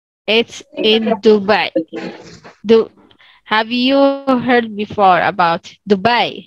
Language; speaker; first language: English; non-native, fluent; Arabic